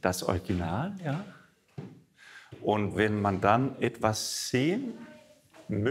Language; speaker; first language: German; non-native, fluent; Danish